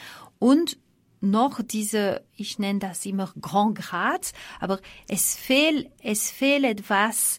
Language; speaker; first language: German; non-native, fluent; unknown